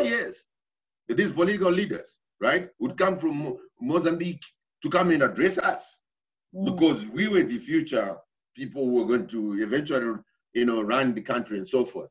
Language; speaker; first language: English; non-native, local second language; Shona